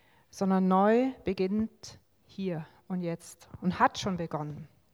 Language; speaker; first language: German; native; German